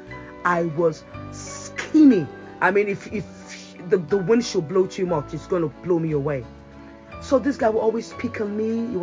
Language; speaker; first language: English; non-native, local second language; Yoruba